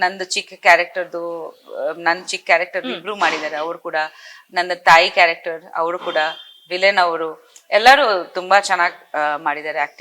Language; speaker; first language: Kannada; non-native, fluent; Bangla